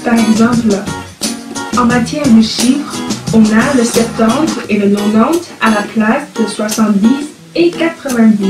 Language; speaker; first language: French; non-native, fluent; Chinese